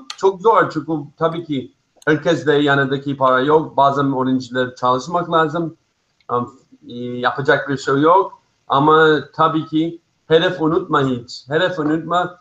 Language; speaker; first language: Turkish; non-native, fluent; English